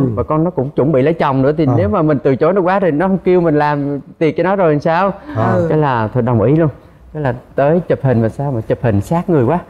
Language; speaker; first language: Vietnamese; native; Vietnamese